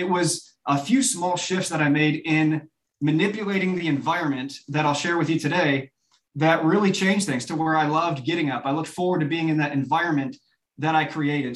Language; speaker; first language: English; native; English